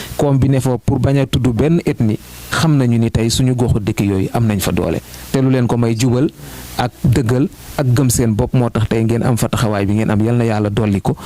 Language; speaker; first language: Wolof; native; Wolof